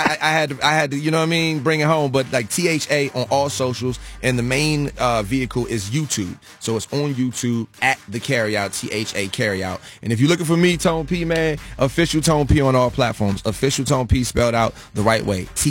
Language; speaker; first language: English; native; English